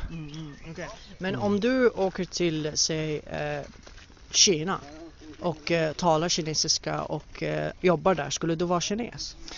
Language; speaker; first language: Swedish; non-native, fluent; Arabic